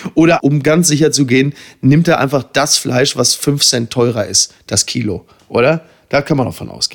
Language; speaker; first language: German; native; German